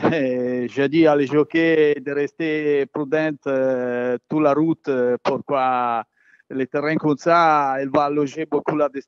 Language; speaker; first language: French; non-native, learner; Italian